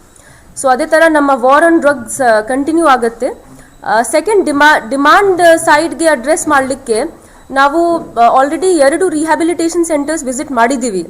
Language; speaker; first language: Kannada; non-native, local second language; Hindi